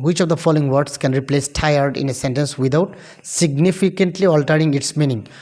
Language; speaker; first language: English; non-native, local second language; Bangla